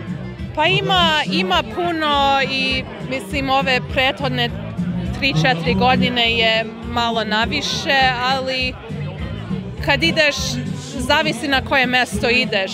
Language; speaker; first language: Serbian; early bilingual, heritage; Serbian